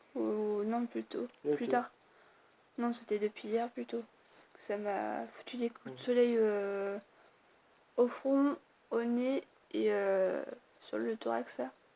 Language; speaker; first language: French; native; French